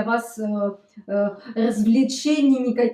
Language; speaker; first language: Russian; native; Russian